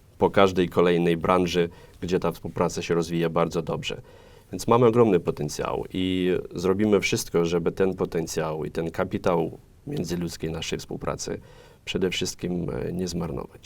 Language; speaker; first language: Polish; non-native, fluent; Ukrainian